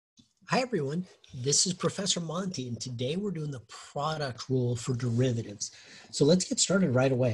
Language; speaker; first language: English; native; English